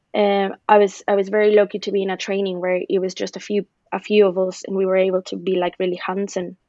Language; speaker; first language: English; non-native, fluent; Spanish